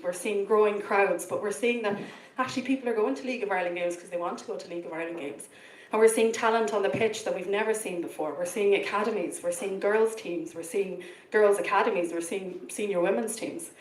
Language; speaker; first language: English; native; English